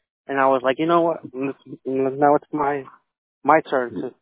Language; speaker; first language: English; non-native, fluent; Spanish